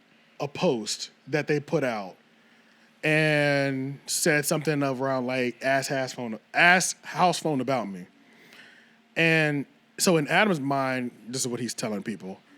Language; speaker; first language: English; native; English